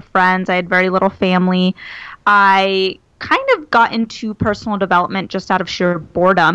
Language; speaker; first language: English; native; English